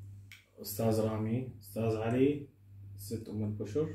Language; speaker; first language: Turkish; non-native, learner; Arabic